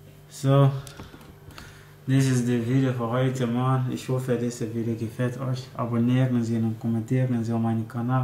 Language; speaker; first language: German; non-native, learner; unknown